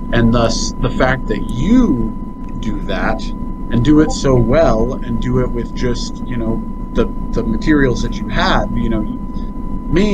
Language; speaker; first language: English; native; English